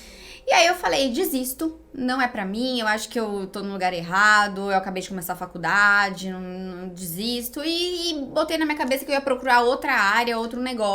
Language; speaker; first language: Portuguese; native; Portuguese